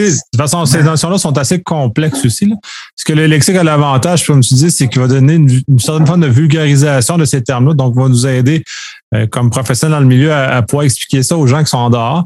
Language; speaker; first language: French; native; French